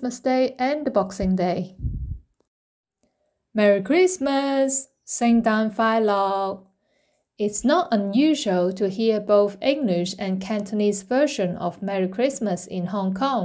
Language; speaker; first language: English; non-native, local second language; Cantonese